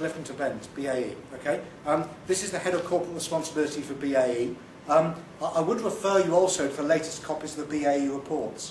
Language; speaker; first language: English; native; English